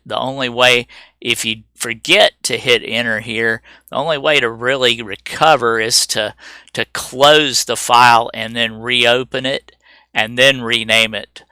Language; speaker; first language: English; native; English